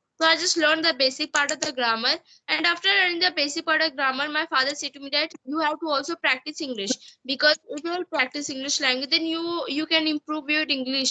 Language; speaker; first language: English; non-native, learner; Hindi